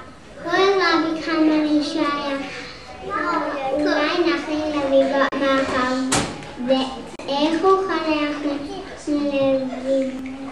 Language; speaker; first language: Hebrew; non-native, learner; English